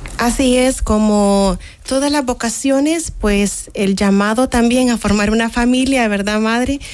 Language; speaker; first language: Spanish; native; Spanish